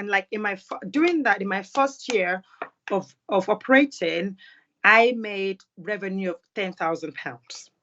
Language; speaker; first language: English; non-native, local second language; Yoruba